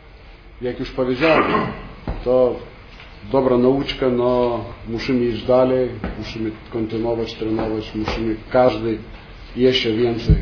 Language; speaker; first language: Polish; non-native, fluent; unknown